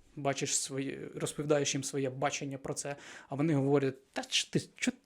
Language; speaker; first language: Ukrainian; non-native, local second language; Russian